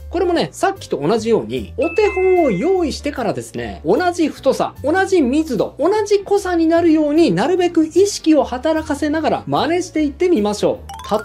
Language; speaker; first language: Japanese; native; Japanese